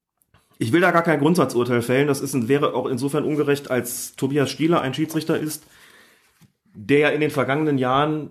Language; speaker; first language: German; native; German